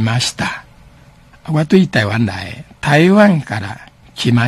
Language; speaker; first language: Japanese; non-native, fluent; Min Nan Chinese